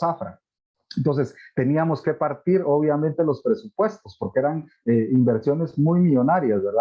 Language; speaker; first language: Spanish; native; Spanish